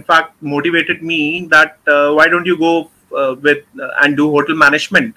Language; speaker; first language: English; non-native, local second language; Hindi